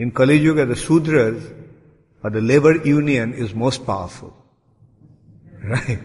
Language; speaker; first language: English; non-native, local second language; Bangla